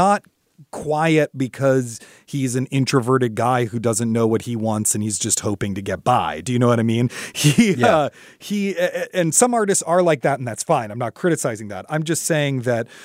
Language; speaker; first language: English; native; English